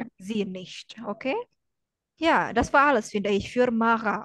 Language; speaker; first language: German; non-native, fluent; Indonesian